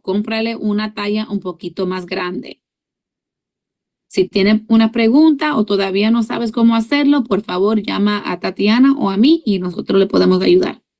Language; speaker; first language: Spanish; early bilingual, heritage; English